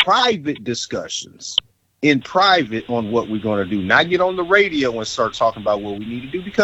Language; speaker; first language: English; native; English